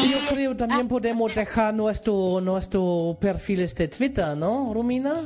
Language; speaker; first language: Spanish; non-native, fluent; German